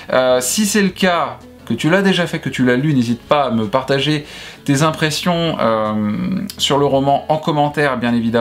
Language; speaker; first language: French; native; French